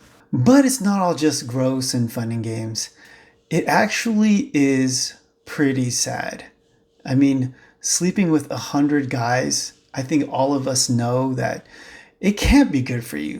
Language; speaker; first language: English; native; English